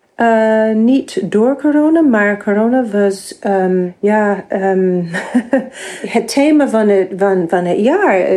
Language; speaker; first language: Dutch; non-native, fluent; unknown